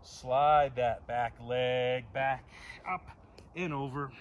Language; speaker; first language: English; native; English